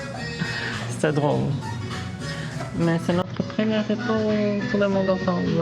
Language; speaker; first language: French; non-native, fluent; Portuguese